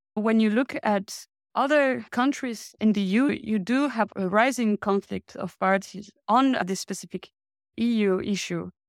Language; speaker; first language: English; non-native, fluent; French